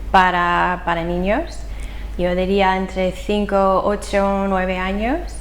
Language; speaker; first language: Spanish; non-native, fluent; English